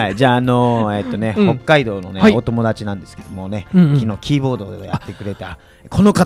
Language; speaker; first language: Japanese; native; Japanese